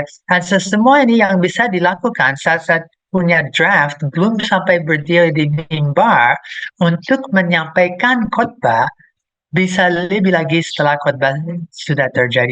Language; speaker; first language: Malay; non-native, fluent; English